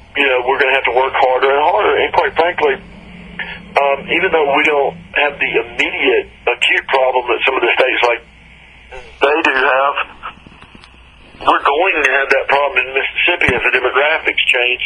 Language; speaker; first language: English; native; English